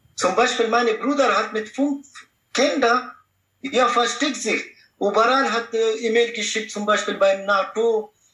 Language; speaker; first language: German; non-native, learner; Pashto